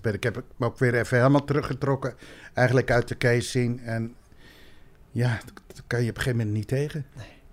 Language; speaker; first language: Dutch; native; Dutch